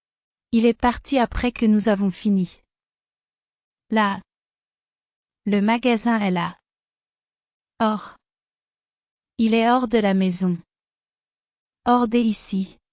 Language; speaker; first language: French; non-native, fluent; Spanish